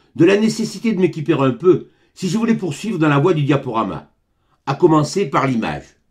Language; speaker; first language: French; native; French